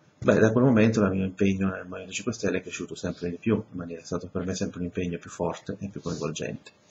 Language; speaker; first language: Italian; early bilingual, other home language; Spanish